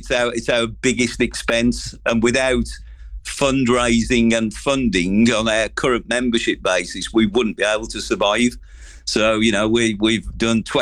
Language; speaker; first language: English; native; English